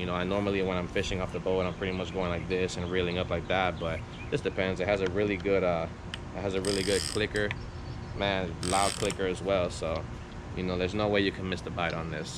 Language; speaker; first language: English; native; English